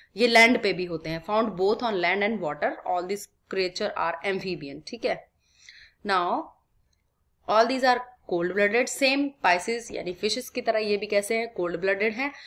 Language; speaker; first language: Hindi; native; Hindi